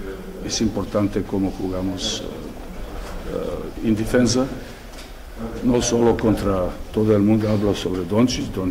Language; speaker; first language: Spanish; non-native, fluent; Serbian